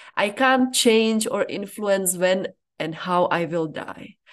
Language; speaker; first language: English; non-native, fluent; Czech